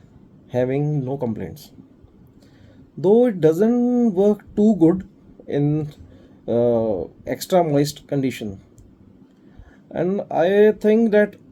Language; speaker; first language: English; non-native, local second language; Hindi